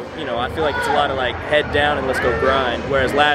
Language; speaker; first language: English; native; English